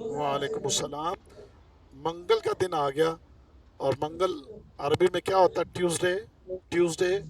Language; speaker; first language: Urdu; non-native, local second language; Punjabi